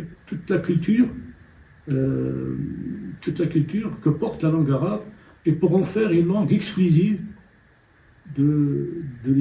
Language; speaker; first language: French; non-native, local second language; Tachelhit